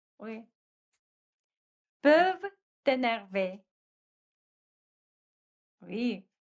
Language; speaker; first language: French; non-native, fluent; Russian